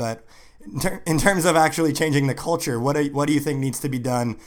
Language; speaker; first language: English; native; English